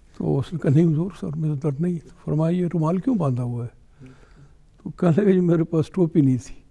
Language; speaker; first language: Urdu; non-native, local second language; Pashto